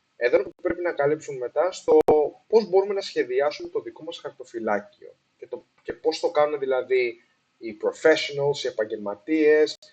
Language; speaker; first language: Greek; early bilingual, heritage; Greek